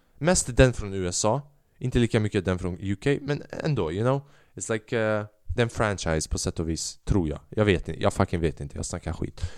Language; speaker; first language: Swedish; early bilingual, other home language; Albanian